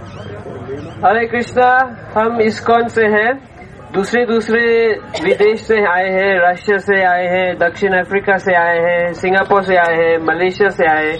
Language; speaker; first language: Hindi; non-native, fluent; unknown